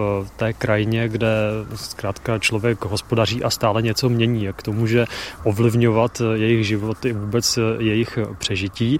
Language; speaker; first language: Czech; native; Czech